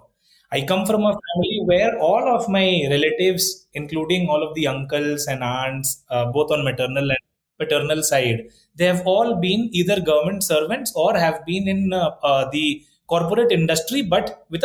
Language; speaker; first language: English; non-native, local second language; Hindi